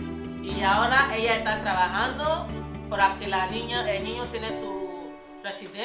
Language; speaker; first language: Spanish; non-native, learner; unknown